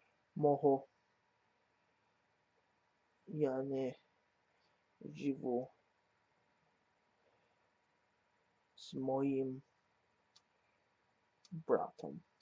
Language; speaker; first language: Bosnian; non-native, learner; English